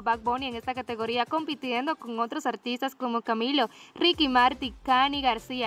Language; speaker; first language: Spanish; native; Spanish